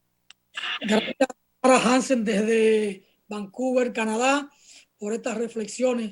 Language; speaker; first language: Spanish; native; Spanish